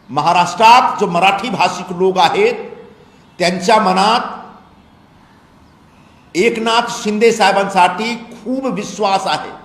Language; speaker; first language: Marathi; non-native, local second language; Hindi